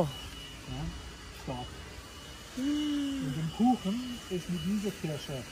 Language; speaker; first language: German; non-native, fluent; Italian